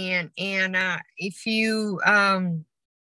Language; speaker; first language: English; non-native, fluent; Spanish